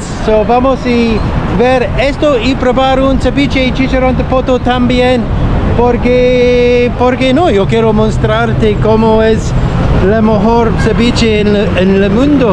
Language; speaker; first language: Spanish; non-native, learner; English